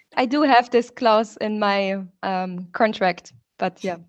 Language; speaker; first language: English; non-native, fluent; German